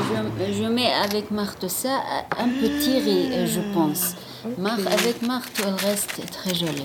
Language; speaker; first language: French; non-native, learner; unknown